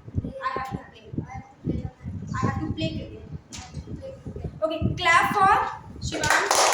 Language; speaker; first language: English; non-native, local second language; Hindi